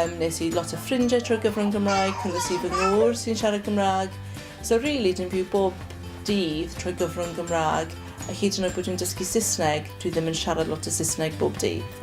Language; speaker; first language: Welsh; non-native, local second language; English